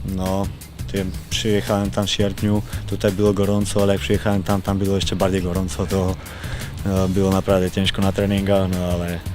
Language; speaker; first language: Polish; non-native, learner; Slovak